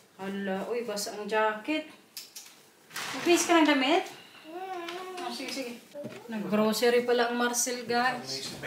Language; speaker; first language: Filipino; non-native, local second language; Waray